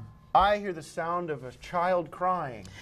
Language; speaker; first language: English; native; English